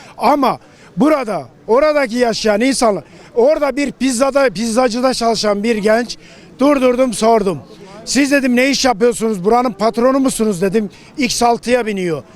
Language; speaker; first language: Turkish; native; Turkish